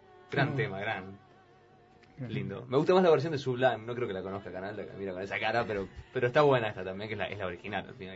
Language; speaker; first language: Spanish; native; Spanish